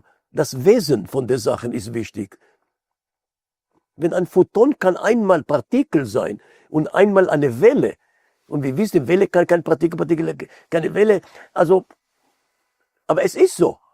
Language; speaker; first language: German; non-native, fluent; Hebrew